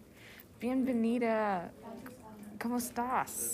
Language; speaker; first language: Spanish; non-native, learner; English